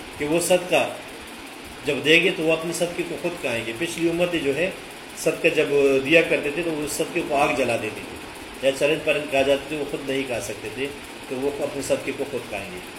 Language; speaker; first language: Urdu; native; Urdu